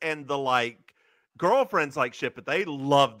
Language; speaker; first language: English; native; English